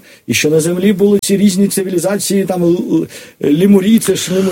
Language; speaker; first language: Ukrainian; native; Ukrainian